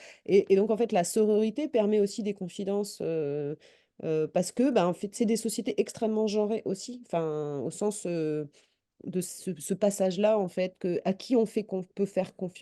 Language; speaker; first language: French; native; French